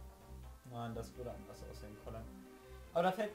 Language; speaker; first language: German; native; German